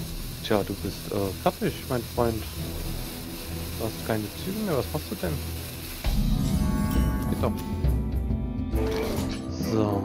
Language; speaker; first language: German; native; German